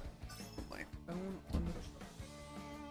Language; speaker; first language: English; native; English